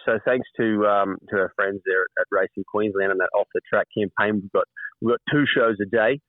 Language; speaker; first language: English; native; English